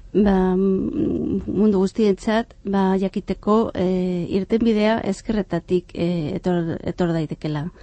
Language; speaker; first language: Basque; non-native, fluent; Catalan